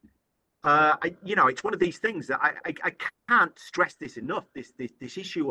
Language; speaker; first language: English; native; English